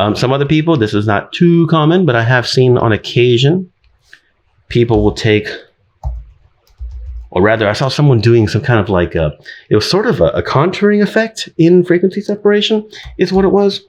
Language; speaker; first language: English; native; English